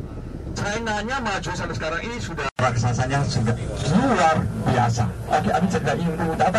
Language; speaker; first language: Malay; non-native, fluent; Chinese